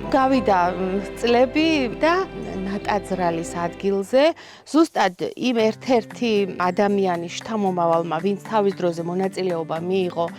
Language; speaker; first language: Georgian; native; Georgian